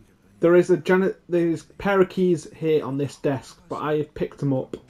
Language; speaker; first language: English; native; English